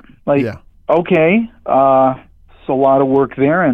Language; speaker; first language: English; non-native, fluent; Hebrew